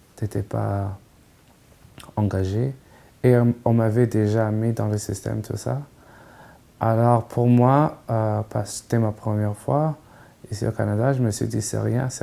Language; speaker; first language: French; non-native, local second language; Kinyarwanda